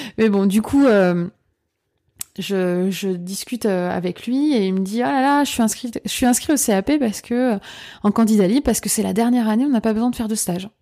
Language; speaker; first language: French; native; French